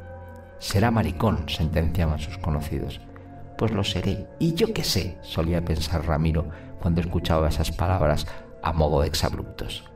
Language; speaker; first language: Spanish; native; Spanish